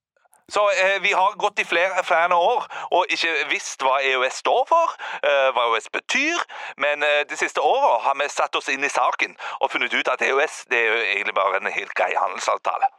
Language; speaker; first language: Norwegian; native; Norwegian